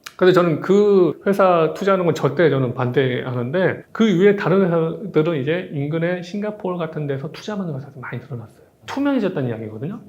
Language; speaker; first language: Korean; native; Korean